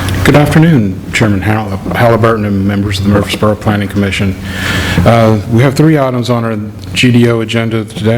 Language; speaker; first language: English; native; English